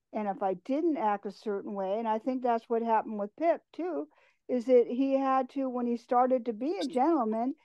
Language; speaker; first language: English; native; English